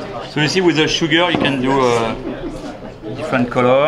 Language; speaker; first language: English; non-native, fluent; French